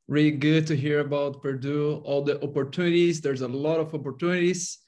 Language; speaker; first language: English; non-native, fluent; Portuguese